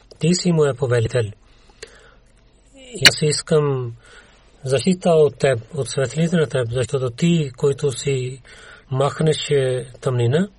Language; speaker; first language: Bulgarian; non-native, learner; Urdu